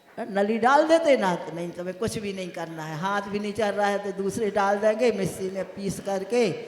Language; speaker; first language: Hindi; native; Hindi